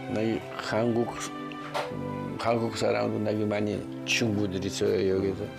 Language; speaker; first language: Korean; non-native, learner; Russian